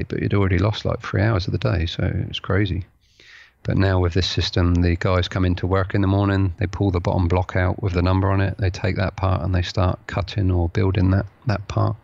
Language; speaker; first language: English; native; English